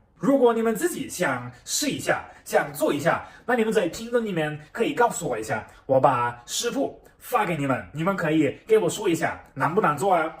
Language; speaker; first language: Chinese; non-native, fluent; German